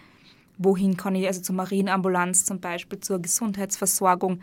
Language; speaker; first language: German; native; German